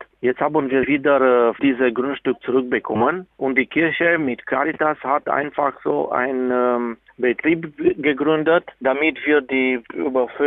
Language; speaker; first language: German; non-native, fluent; Romanian